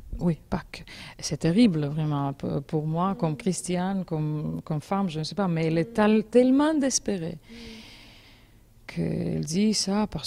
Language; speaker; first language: French; non-native, learner; Georgian